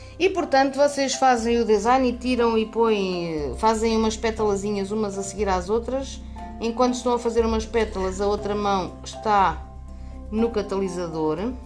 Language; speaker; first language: Portuguese; native; Portuguese